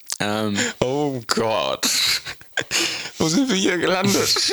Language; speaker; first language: German; native; German